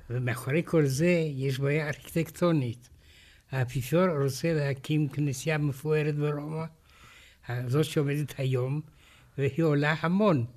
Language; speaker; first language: Hebrew; non-native, fluent; Romanian